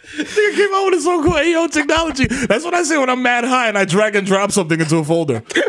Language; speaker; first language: English; early bilingual, other home language; Spanish